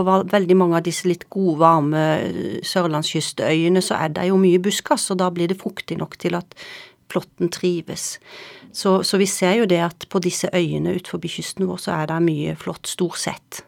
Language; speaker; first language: Norwegian; native; Norwegian